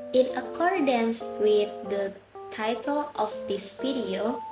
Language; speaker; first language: English; non-native, fluent; Indonesian